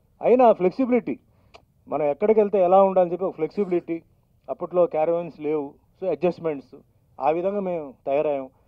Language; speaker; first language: Telugu; non-native, local second language; Tamil